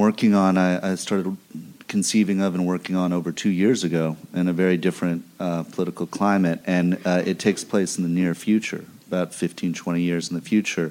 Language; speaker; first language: English; native; English